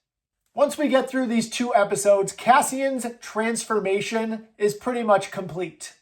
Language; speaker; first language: English; native; English